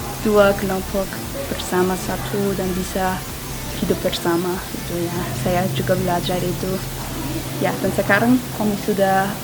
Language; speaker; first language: Indonesian; non-native, fluent; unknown